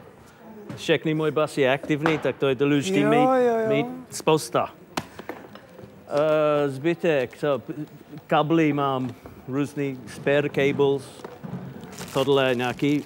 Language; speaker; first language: Czech; non-native, fluent; English